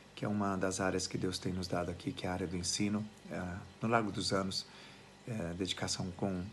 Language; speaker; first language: Portuguese; native; Portuguese